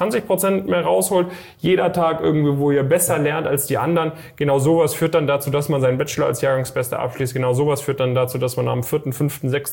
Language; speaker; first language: German; native; German